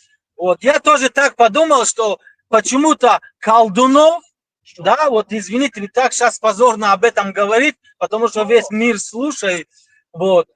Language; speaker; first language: Russian; non-native, local second language; Tajik